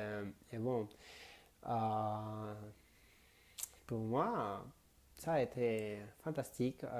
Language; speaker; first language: French; non-native, learner; Spanish